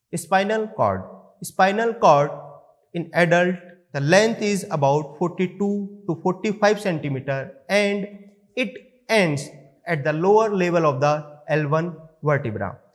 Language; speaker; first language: English; non-native, local second language; Hindi